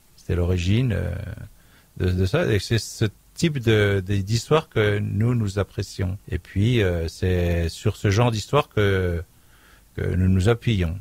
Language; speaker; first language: French; native; French